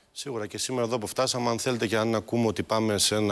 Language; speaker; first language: Greek; native; Greek